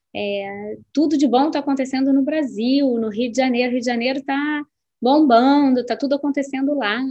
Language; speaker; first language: Portuguese; native; Portuguese